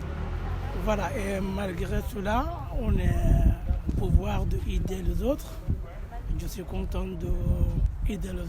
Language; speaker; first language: French; non-native, learner; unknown